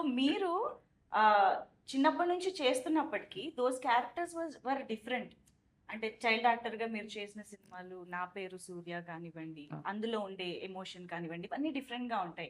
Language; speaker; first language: Telugu; native; Telugu